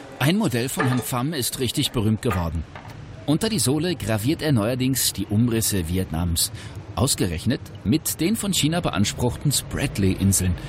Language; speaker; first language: German; native; German